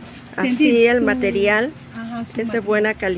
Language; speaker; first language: Spanish; native; Spanish